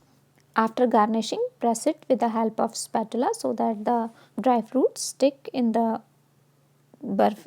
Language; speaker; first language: English; non-native, local second language; Hindi